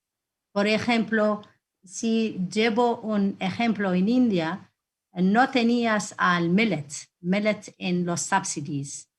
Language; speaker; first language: Spanish; non-native, fluent; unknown